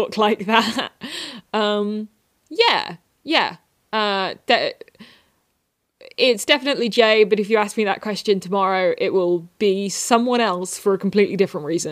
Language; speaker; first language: English; native; English